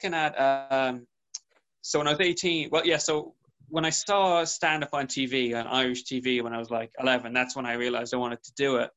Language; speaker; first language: English; native; English